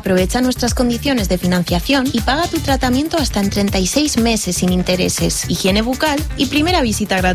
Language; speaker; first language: Spanish; non-native, learner; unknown